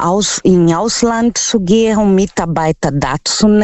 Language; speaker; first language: German; non-native, learner; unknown